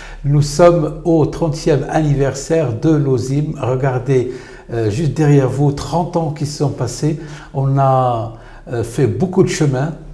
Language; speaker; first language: French; non-native, local second language; Arabic